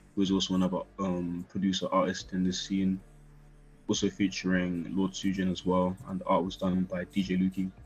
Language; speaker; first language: English; native; English